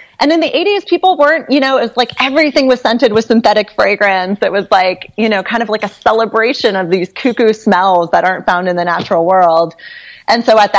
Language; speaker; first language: English; native; English